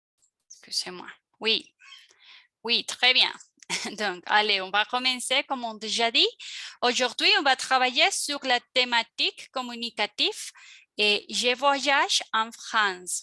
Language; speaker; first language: French; non-native, fluent; Spanish